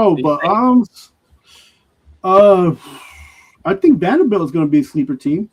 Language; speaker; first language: English; native; English